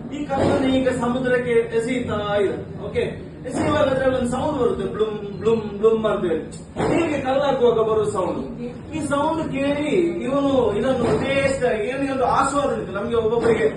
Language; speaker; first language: Kannada; non-native, local second language; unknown